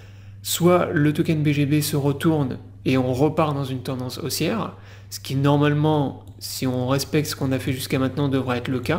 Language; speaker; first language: French; native; French